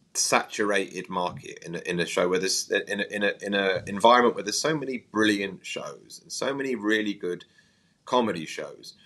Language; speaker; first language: English; native; English